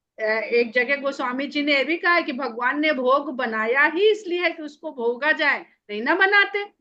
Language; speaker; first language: Hindi; native; Hindi